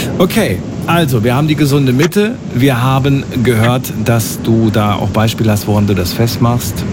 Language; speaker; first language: German; native; German